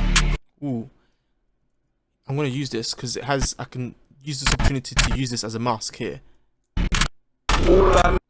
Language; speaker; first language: English; native; English